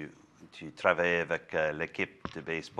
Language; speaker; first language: French; non-native, learner; English